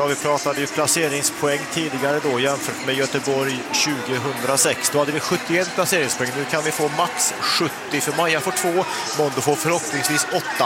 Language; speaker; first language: Swedish; native; Swedish